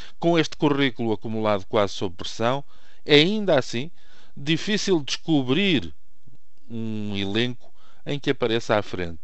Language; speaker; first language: Portuguese; native; Portuguese